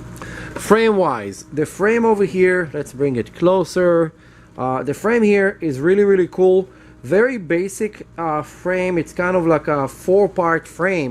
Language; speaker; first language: English; non-native, fluent; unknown